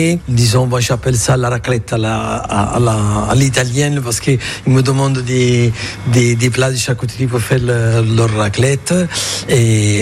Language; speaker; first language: French; non-native, fluent; Italian